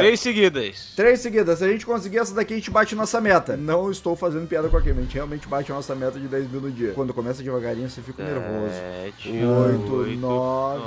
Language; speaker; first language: Portuguese; native; Portuguese